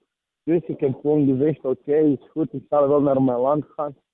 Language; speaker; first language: Dutch; non-native, fluent; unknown